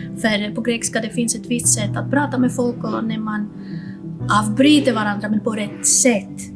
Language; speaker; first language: Swedish; non-native, fluent; Greek